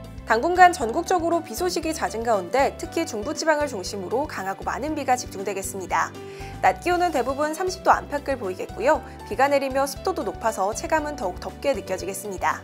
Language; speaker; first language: Korean; native; Korean